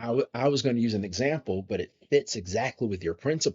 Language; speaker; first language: English; native; English